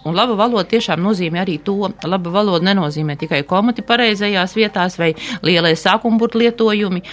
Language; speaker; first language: Latvian; native; Latvian